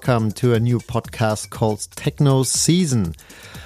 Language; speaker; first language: English; non-native, fluent; German